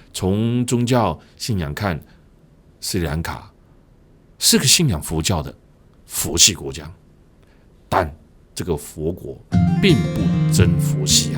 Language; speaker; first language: Chinese; native; Chinese